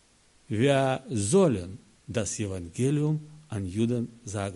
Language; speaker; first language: German; non-native, learner; Russian